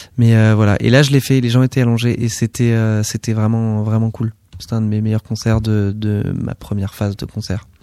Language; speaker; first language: French; native; French